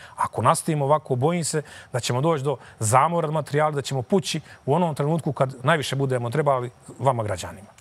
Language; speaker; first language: Croatian; native; Croatian